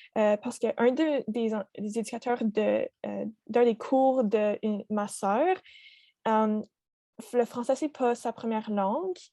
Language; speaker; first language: French; native; French